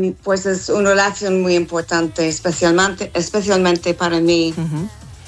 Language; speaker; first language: Spanish; non-native, fluent; English